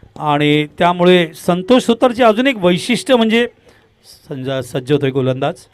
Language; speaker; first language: Marathi; non-native, local second language; Tamil